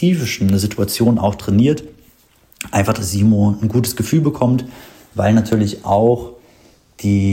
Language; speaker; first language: German; native; German